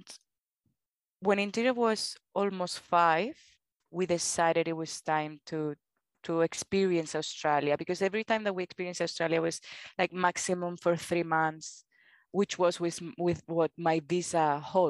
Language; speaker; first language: English; non-native, fluent; Spanish